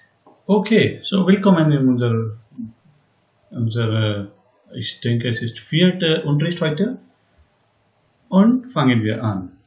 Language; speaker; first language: German; non-native, learner; Hindi